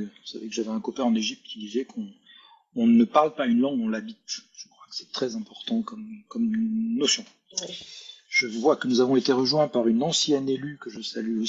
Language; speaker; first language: French; native; French